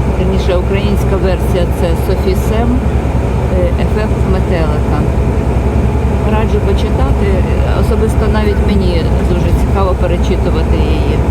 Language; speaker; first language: Ukrainian; native; Ukrainian